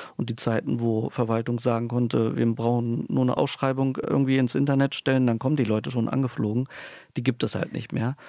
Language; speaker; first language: German; early bilingual, other home language; Turkish